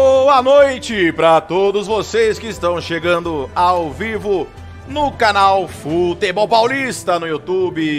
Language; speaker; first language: Portuguese; native; Portuguese